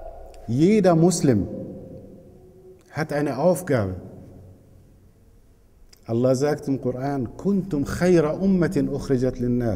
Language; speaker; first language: German; non-native, fluent; Arabic